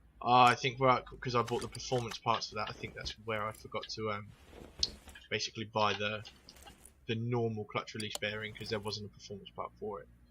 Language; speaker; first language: English; native; English